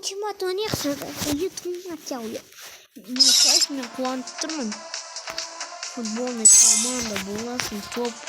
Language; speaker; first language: Russian; non-native, local second language; Kazakh